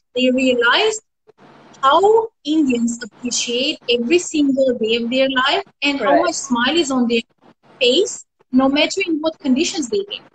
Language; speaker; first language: English; non-native, fluent; Armenian